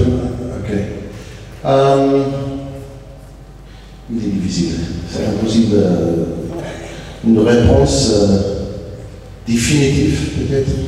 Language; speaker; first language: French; non-native, learner; English